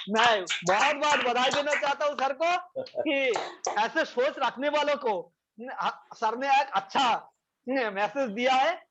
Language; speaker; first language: Hindi; non-native, local second language; Bangla